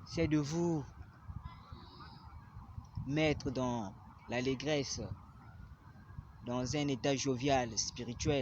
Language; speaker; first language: French; non-native, local second language; Lingala